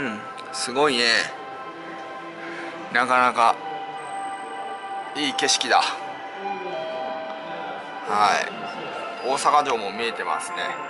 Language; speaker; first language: Japanese; native; Japanese